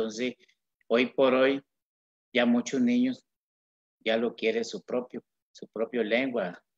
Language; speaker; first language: Spanish; non-native, local second language; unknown